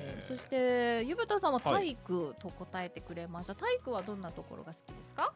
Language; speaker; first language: Japanese; native; Japanese